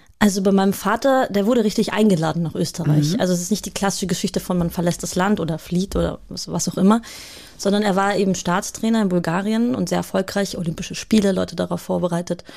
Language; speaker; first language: German; early bilingual, other home language; Bulgarian